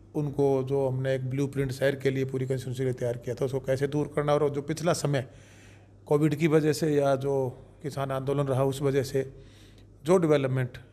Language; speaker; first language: Hindi; native; Hindi